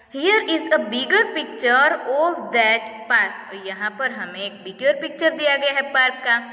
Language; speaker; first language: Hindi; non-native, local second language; Gujarati